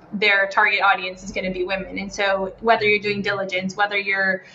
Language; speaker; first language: English; non-native, fluent; Spanish